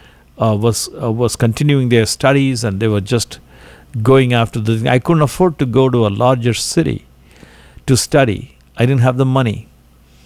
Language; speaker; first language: English; non-native, local second language; Tamil